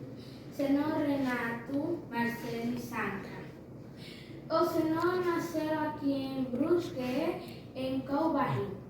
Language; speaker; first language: Portuguese; non-native, learner; Spanish